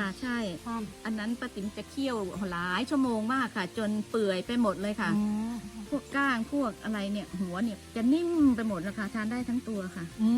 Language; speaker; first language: Thai; native; Thai